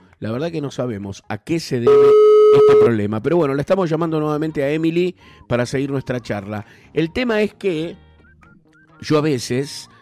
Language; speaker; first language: Spanish; native; Spanish